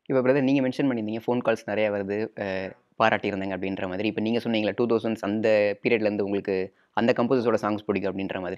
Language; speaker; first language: Tamil; native; Tamil